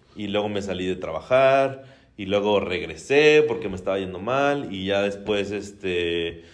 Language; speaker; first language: Spanish; native; Spanish